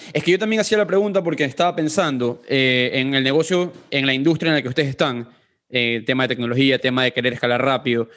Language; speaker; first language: Spanish; native; Spanish